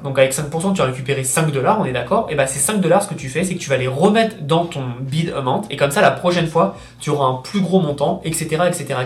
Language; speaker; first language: French; native; French